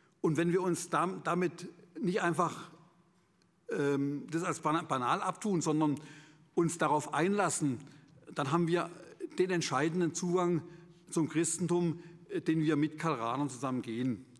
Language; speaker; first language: German; native; German